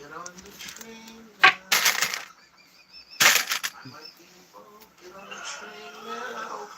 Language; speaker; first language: English; native; English